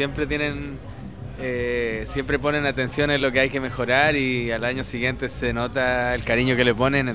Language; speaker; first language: Spanish; native; Spanish